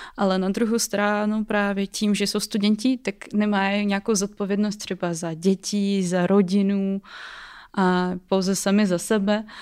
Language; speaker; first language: Czech; non-native, fluent; Russian